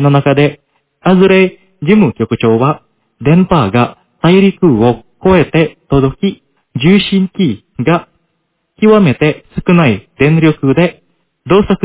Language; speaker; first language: Japanese; non-native, fluent; Indonesian